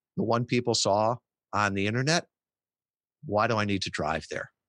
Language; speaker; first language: English; native; English